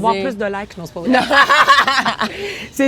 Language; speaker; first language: French; native; French